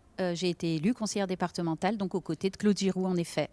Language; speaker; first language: French; native; French